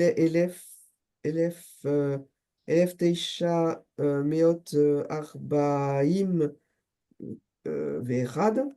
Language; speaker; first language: Hebrew; non-native, learner; French